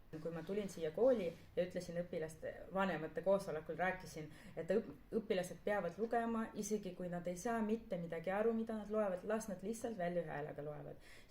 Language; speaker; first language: Estonian; non-native, local second language; Russian